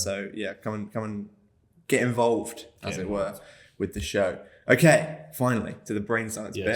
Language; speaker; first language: English; native; English